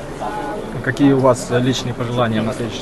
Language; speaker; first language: Russian; native; Russian